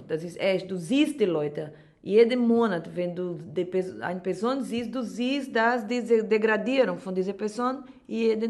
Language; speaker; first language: German; non-native, learner; Portuguese